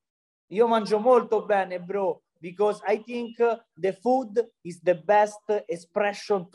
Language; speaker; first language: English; non-native, learner; Italian